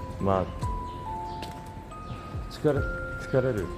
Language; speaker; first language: Japanese; non-native, learner; Korean